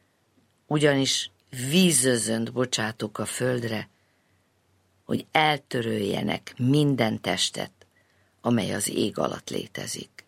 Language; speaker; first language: Hungarian; native; Hungarian